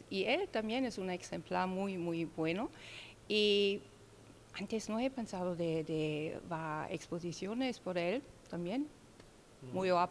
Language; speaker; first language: Spanish; non-native, learner; German